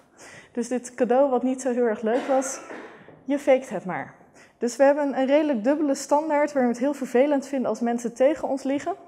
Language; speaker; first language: Dutch; native; Dutch